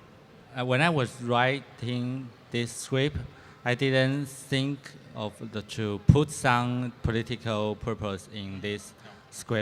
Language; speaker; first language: English; non-native, fluent; Chinese